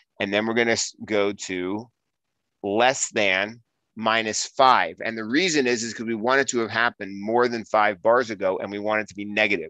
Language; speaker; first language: English; native; English